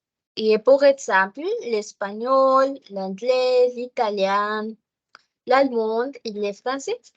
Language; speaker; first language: French; non-native, learner; Spanish